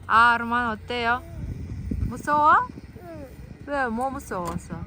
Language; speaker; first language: Korean; non-native, fluent; Kazakh